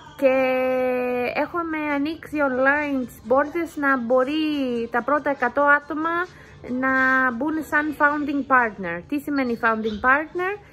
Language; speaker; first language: Greek; early bilingual, heritage; English